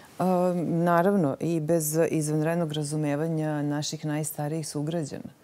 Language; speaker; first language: Serbian; native; Serbian